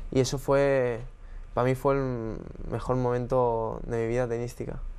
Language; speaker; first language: Spanish; native; Spanish